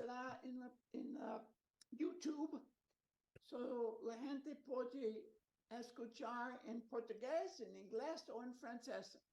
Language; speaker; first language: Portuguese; non-native, learner; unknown